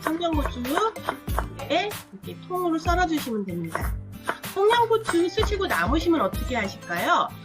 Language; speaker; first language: Korean; native; Korean